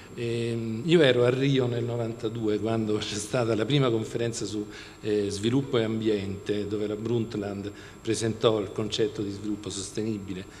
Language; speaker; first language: Italian; native; Italian